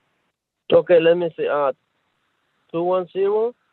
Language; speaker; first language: English; non-native, learner; Spanish